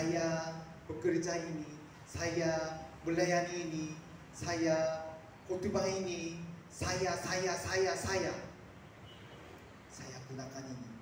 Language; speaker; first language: Indonesian; non-native, fluent; Korean